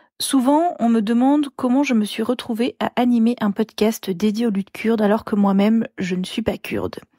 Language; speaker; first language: French; native; French